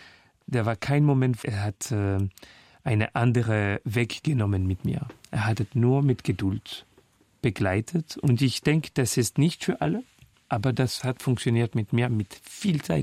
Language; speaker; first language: German; non-native, fluent; French